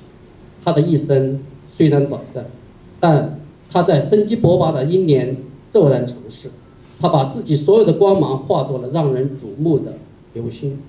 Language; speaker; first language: Chinese; native; Chinese